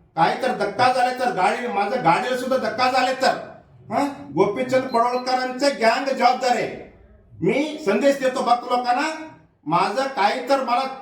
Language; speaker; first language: Marathi; non-native, local second language; Kannada